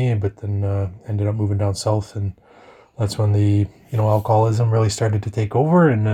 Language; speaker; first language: English; native; English